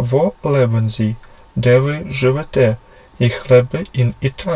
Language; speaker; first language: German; non-native, fluent; Ukrainian